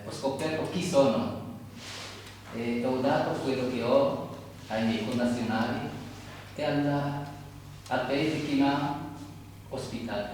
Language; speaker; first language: Italian; non-native, fluent; Arabic